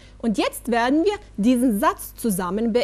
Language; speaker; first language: German; non-native, fluent; Bosnian